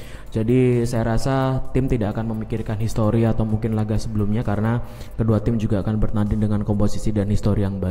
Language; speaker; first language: Indonesian; native; Indonesian